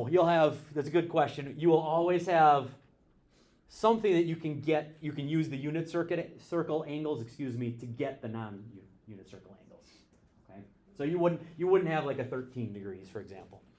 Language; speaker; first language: English; native; English